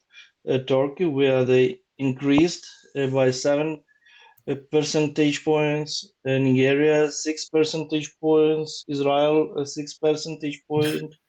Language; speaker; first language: English; non-native, learner; Ukrainian